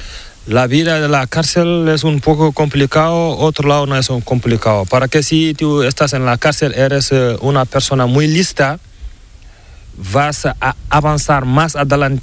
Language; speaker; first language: Spanish; non-native, learner; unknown